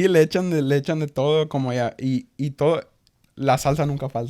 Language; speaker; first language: Spanish; early bilingual, heritage; Spanish